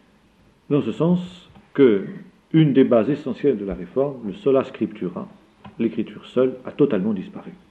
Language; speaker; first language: French; native; French